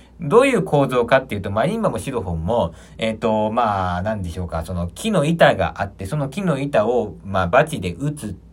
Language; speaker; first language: Japanese; native; Japanese